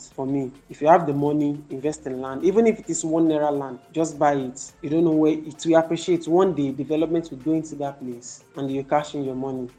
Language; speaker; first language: English; non-native, local second language; Yoruba